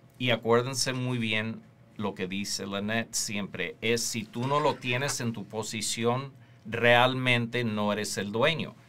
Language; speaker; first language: Spanish; early bilingual, heritage; Spanish